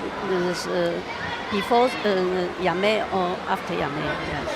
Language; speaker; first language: English; non-native, learner; Chinese